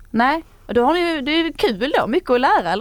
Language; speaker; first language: Swedish; native; Swedish